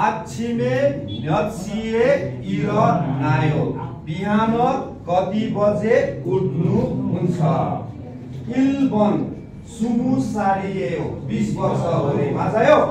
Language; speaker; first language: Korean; non-native, fluent; Nepali